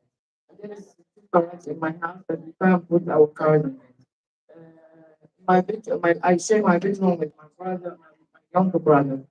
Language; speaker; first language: English; non-native, learner; Arabic